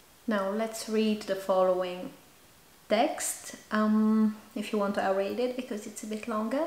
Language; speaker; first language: English; non-native, fluent; Bulgarian